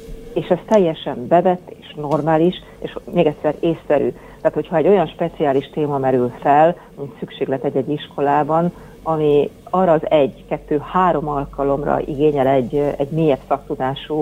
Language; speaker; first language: Hungarian; native; Hungarian